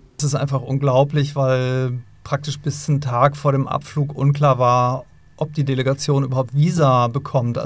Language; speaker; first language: German; native; German